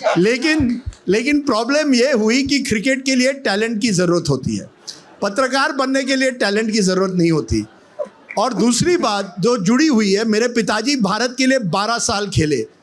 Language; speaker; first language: Hindi; non-native, local second language; Marathi